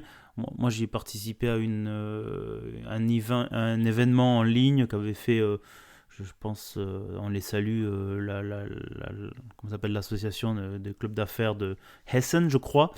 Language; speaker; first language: French; native; French